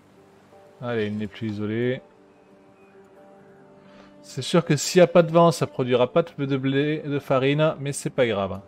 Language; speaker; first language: French; native; French